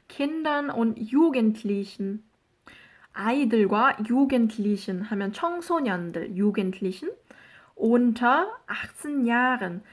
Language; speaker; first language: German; non-native, fluent; Korean